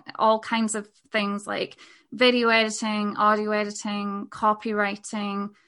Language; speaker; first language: English; native; English